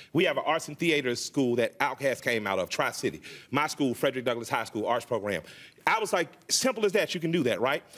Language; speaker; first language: English; native; English